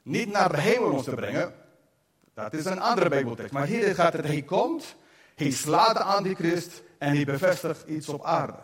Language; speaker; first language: Dutch; non-native, fluent; English